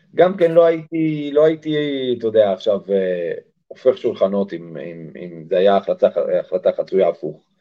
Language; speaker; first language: Hebrew; early bilingual, other home language; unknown